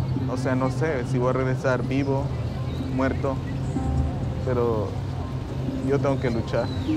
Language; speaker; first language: Spanish; early bilingual, heritage; Spanish